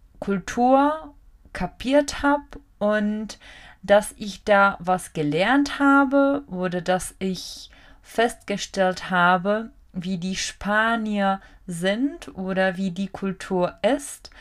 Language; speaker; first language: German; non-native, fluent; Czech